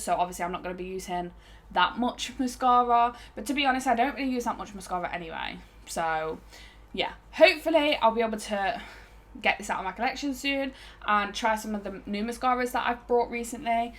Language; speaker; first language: English; native; English